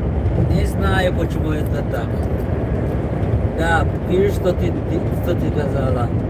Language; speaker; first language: Russian; non-native, learner; English